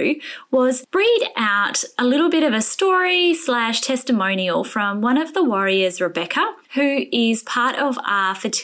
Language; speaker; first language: English; native; English